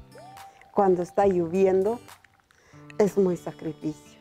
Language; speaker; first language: Spanish; non-native, local second language; Zapotec